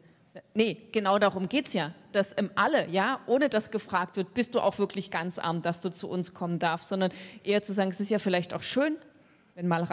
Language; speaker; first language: German; native; German